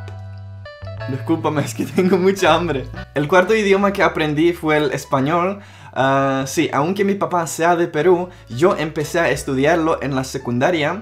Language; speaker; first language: Spanish; non-native, local second language; Czech